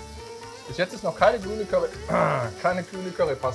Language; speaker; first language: German; native; German